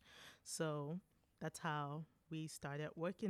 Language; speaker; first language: English; non-native, local second language; French